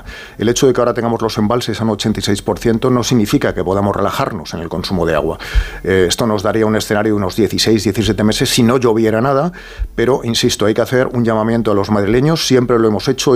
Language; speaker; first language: Spanish; native; Spanish